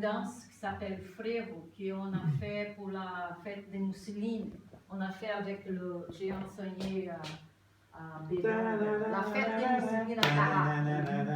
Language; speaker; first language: French; non-native, fluent; Portuguese